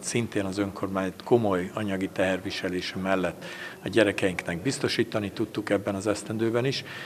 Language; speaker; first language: Hungarian; native; Hungarian